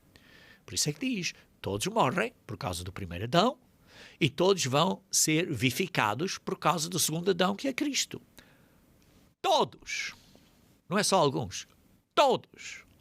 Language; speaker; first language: Portuguese; native; Portuguese